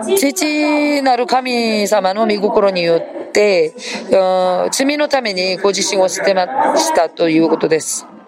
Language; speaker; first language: Japanese; non-native, fluent; Korean